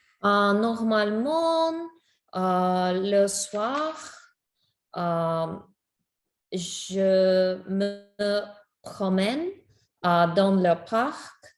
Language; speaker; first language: French; non-native, learner; Spanish